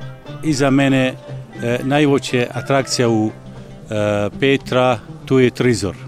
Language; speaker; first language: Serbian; non-native, learner; Arabic